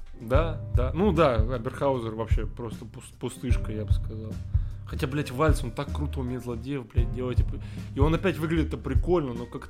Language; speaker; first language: Russian; native; Russian